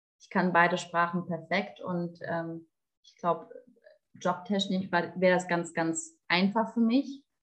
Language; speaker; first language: German; native; German